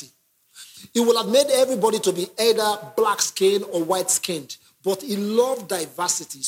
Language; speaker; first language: English; non-native, local second language; Yoruba